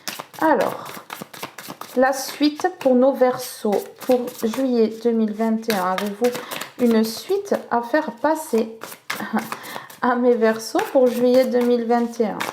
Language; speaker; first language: French; native; French